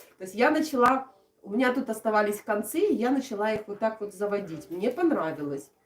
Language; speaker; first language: Russian; native; Russian